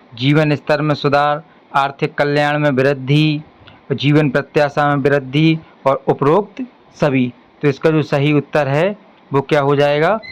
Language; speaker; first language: Hindi; native; Hindi